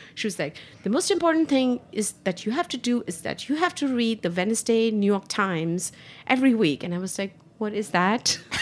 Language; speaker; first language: English; non-native, local second language; Hindi